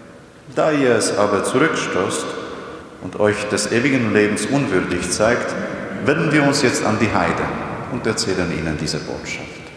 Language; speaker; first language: German; non-native, fluent; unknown